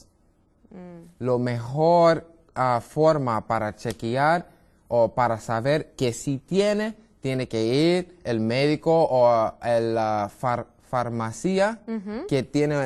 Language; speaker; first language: Spanish; non-native, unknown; English